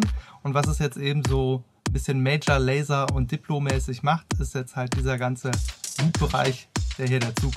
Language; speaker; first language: German; native; German